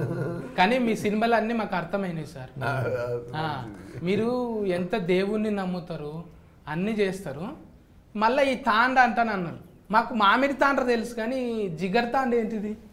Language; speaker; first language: Telugu; native; Telugu